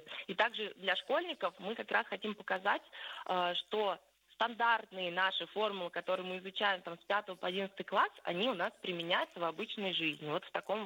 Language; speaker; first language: Russian; native; Russian